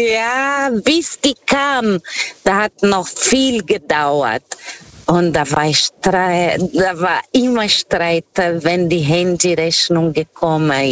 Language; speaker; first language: German; non-native, fluent; Portuguese